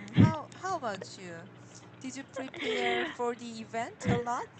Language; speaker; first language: English; non-native, learner; Korean